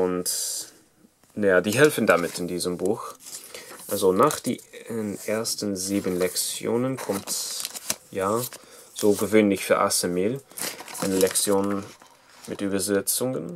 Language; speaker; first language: German; non-native, fluent; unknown